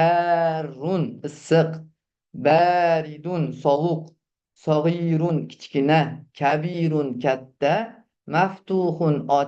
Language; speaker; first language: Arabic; non-native, fluent; Uzbek